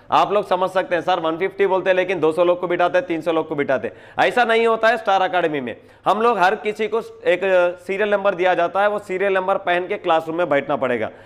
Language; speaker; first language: Hindi; non-native, local second language; Telugu